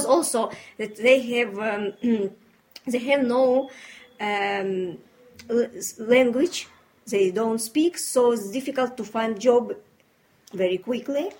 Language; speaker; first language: English; non-native, learner; Ukrainian